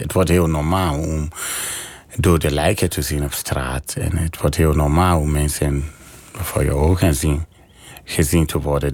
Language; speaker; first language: Dutch; non-native, fluent; English